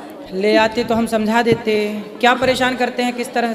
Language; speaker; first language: Hindi; native; Hindi